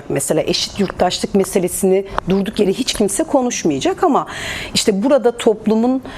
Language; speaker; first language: Turkish; native; Turkish